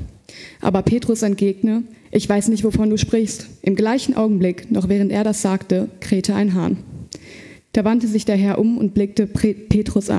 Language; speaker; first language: German; native; German